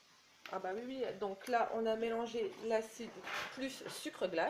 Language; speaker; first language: French; native; French